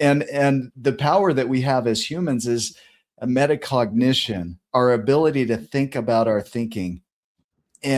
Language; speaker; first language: English; native; English